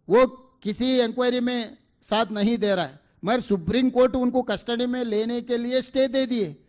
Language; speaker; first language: Hindi; non-native, local second language; Telugu